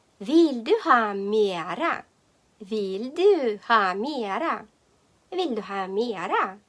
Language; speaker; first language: Swedish; non-native, learner; Ukrainian